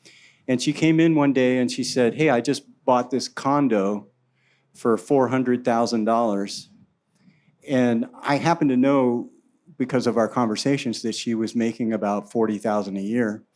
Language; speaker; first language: English; native; English